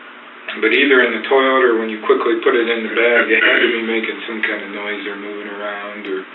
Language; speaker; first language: English; native; English